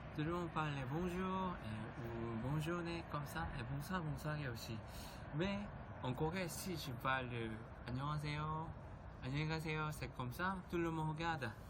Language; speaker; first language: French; non-native, learner; Korean